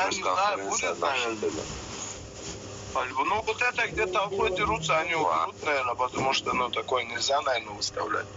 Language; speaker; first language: Russian; native; Russian